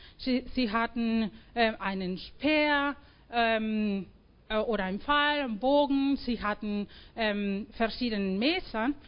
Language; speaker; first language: German; non-native, fluent; Spanish